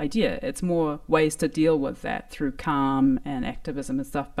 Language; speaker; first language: English; native; English